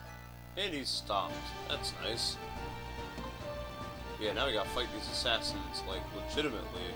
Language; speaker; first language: English; native; English